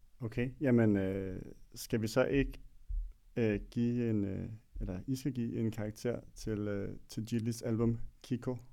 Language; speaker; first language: Danish; native; Danish